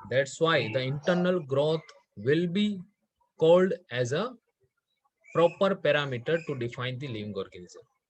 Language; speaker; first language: English; non-native, local second language; Gujarati